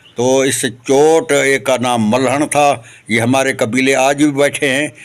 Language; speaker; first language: Urdu; non-native, local second language; Sindhi